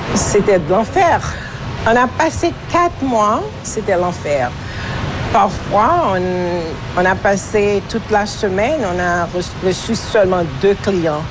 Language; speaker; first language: French; non-native, local second language; Haitian Creole